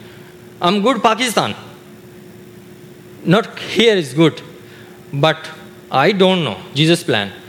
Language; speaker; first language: English; non-native, learner; Urdu